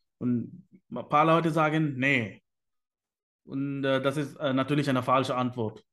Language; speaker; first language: German; non-native, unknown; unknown